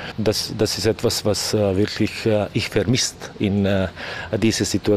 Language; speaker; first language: German; non-native, learner; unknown